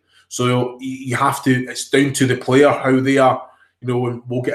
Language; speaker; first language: English; native; English